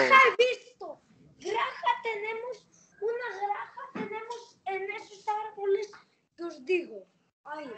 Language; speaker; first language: Spanish; early bilingual, heritage; Spanish